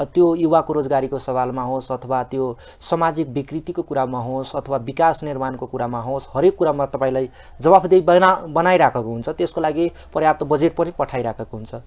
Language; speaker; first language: Nepali; non-native, local second language; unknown